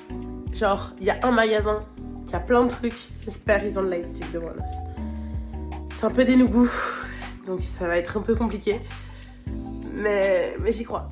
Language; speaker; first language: French; native; French